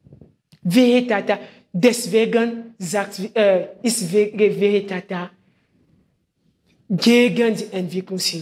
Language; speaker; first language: German; non-native, fluent; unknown